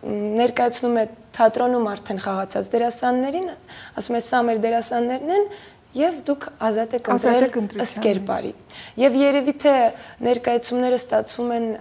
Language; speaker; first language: Armenian; native; Armenian